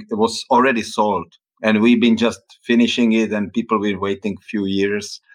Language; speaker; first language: English; non-native, fluent; Czech